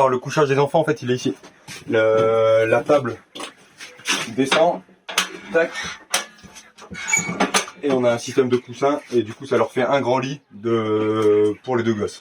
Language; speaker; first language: French; native; French